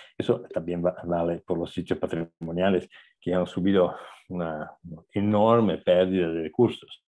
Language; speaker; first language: Spanish; non-native, fluent; Italian